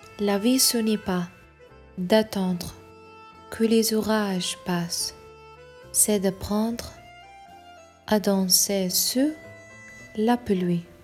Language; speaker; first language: French; non-native, learner; Arabic